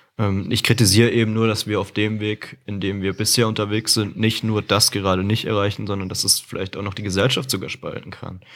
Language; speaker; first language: German; native; German